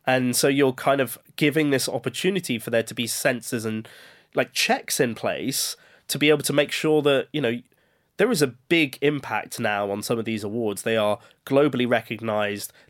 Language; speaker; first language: English; native; English